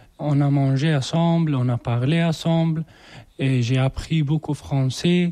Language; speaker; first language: French; non-native, learner; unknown